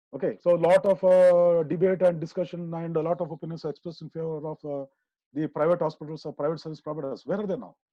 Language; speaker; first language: English; non-native, local second language; Kannada